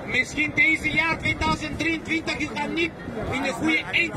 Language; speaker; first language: Dutch; non-native, learner; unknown